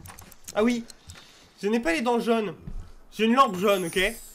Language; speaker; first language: French; native; French